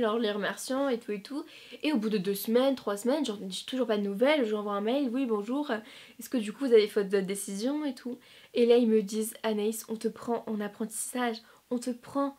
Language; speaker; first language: French; native; French